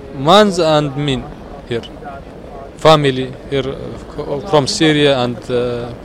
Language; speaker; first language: English; non-native, learner; Arabic